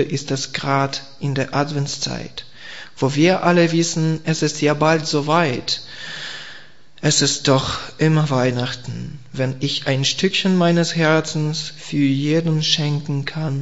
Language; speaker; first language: German; non-native, learner; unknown